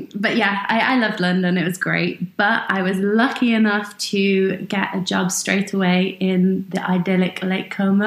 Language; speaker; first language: English; native; English